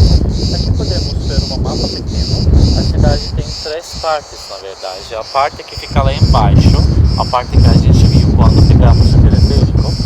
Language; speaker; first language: Portuguese; non-native, fluent; Turkish